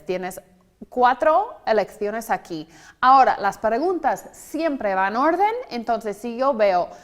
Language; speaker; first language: Spanish; non-native, fluent; English